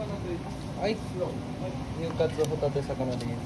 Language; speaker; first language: Japanese; native; Japanese